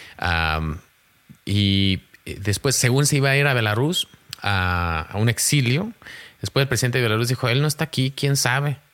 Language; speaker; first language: Spanish; early bilingual, heritage; Spanish